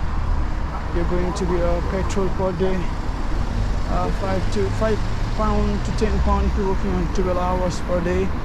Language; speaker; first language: English; non-native, learner; Nepali